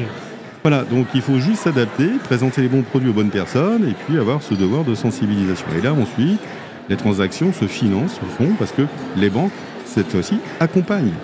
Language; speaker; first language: French; native; French